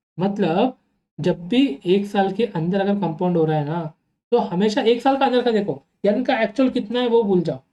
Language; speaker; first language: Hindi; non-native, local second language; Telugu